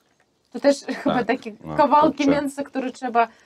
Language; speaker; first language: Polish; non-native, fluent; Russian